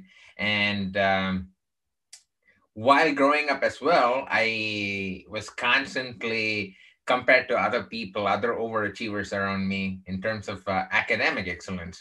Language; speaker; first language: English; non-native, local second language; Tamil